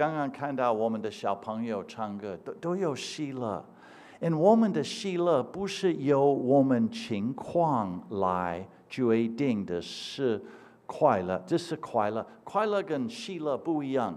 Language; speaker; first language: Chinese; non-native, fluent; English